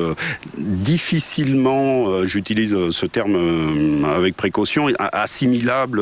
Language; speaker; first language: French; native; French